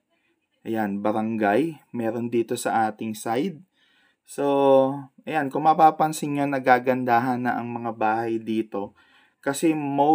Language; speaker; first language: Filipino; native; Filipino